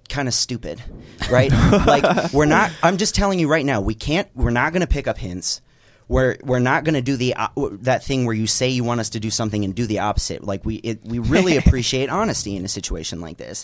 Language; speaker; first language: English; non-native, local second language; Filipino